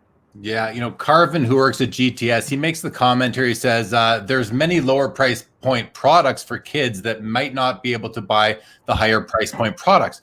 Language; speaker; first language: English; native; English